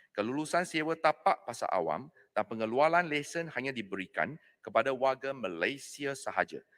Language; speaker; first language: Malay; non-native, local second language; Chinese